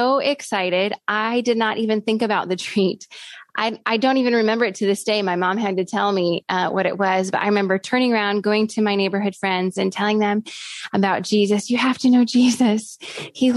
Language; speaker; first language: English; native; English